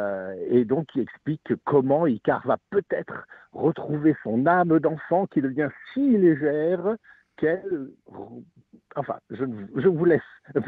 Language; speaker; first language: French; native; French